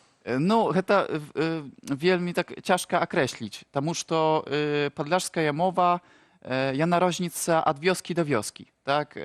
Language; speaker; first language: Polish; non-native, local second language; Ukrainian